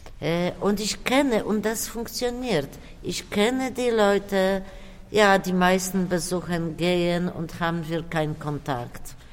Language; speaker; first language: German; non-native, fluent; Polish